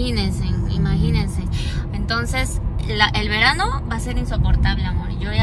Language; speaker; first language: Spanish; native; Spanish